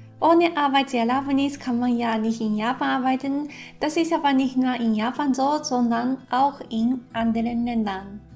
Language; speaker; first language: German; non-native, fluent; Japanese